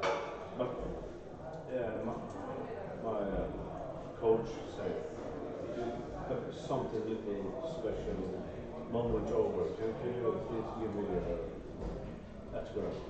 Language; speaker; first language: English; non-native, learner; Norwegian